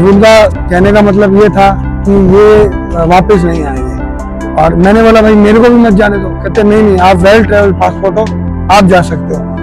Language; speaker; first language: Hindi; native; Hindi